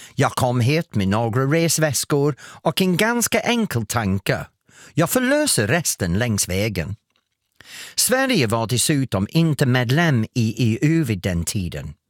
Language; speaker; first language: Swedish; non-native, fluent; English